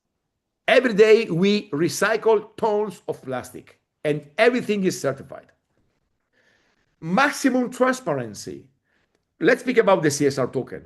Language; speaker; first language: English; non-native, fluent; Italian